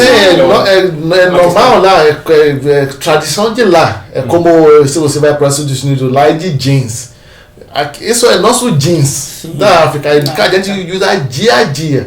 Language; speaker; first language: Portuguese; non-native, fluent; Yoruba